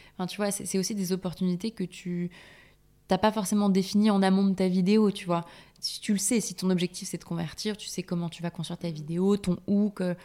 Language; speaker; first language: French; native; French